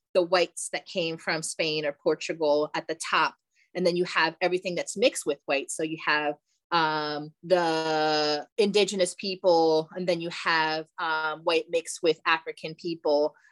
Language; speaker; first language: English; early bilingual, other home language; Portuguese